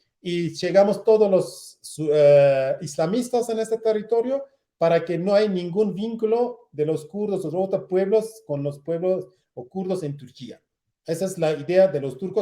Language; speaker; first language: Spanish; non-native, learner; Kurdish